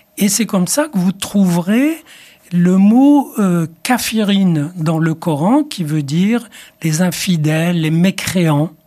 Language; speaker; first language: French; non-native, local second language; Arabic